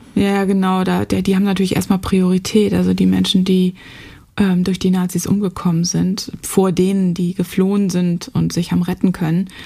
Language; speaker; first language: German; native; German